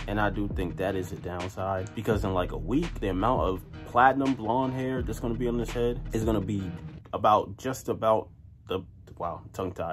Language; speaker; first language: English; native; English